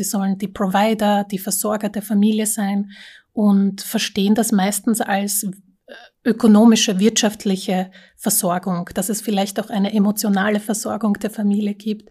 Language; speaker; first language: German; early bilingual, other home language; Slovak